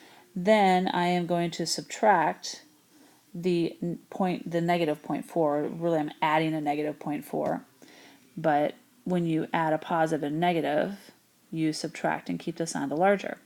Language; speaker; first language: English; native; English